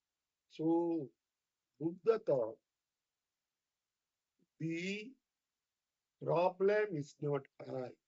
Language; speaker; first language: English; non-native, fluent; Bangla